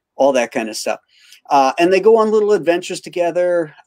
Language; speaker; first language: English; native; English